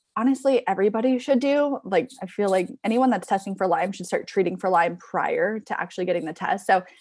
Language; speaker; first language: English; native; English